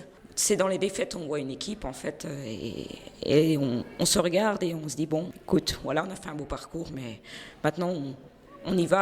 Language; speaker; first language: French; native; French